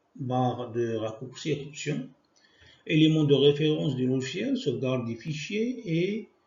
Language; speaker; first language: French; non-native, local second language; Arabic